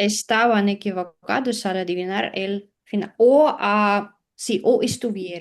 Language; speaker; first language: Spanish; non-native, learner; Russian